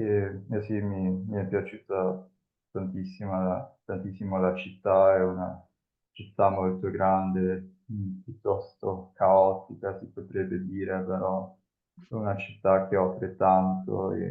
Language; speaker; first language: Italian; non-native, fluent; Spanish